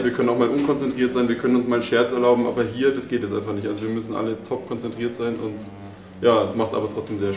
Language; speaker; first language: German; native; German